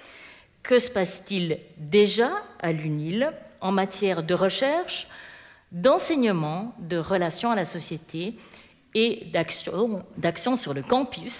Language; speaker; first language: French; native; French